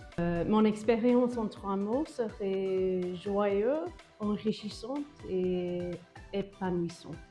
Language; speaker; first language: French; non-native, fluent; English